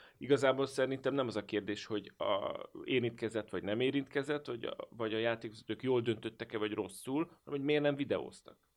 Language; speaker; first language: Hungarian; native; Hungarian